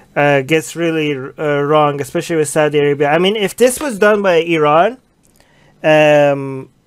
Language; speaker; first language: English; native; English